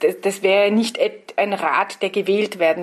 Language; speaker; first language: German; native; German